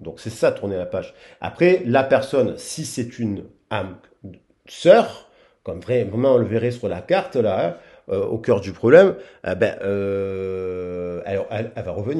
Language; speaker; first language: French; native; French